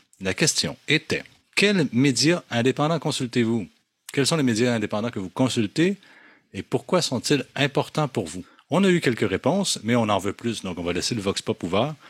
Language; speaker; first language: French; native; French